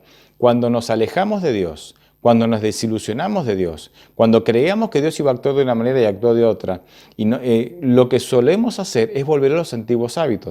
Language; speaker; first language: Spanish; native; Spanish